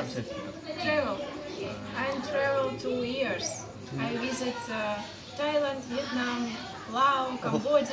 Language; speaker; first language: English; non-native, learner; Russian